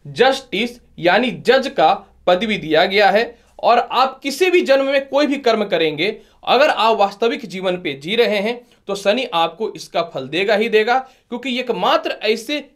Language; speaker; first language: Hindi; native; Hindi